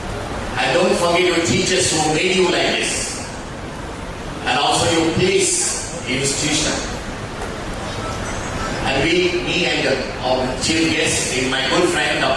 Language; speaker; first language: English; non-native, local second language; Telugu